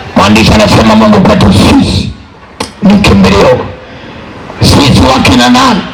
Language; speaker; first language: Swahili; native; Swahili